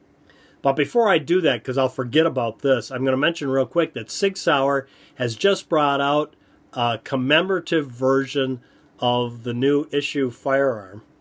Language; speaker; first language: English; native; English